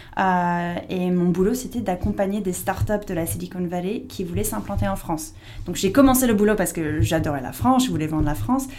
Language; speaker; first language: French; non-native, fluent; English